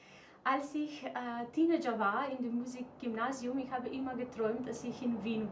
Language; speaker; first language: German; non-native, fluent; Macedonian